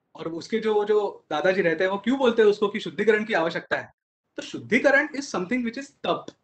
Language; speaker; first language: Hindi; non-native, local second language; Marathi